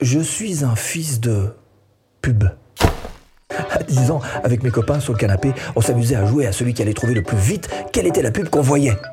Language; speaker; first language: French; native; French